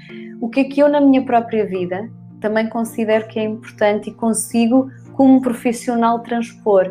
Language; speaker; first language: Portuguese; native; Portuguese